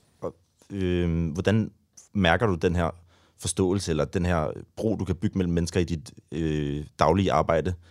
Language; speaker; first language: Danish; native; Danish